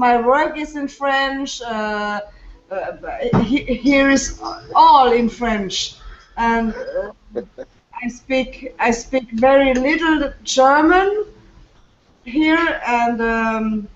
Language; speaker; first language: English; non-native, learner; French